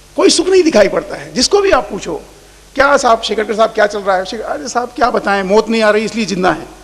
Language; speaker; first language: Hindi; non-native, local second language; Marathi